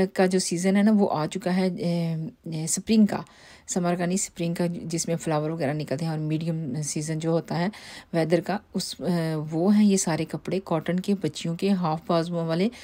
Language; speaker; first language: Urdu; native; Urdu